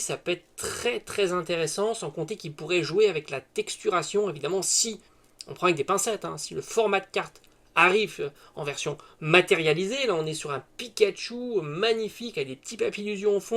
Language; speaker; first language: French; native; French